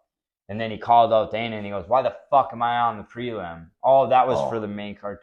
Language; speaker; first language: English; native; English